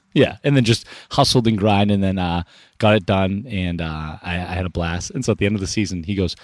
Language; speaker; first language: English; native; English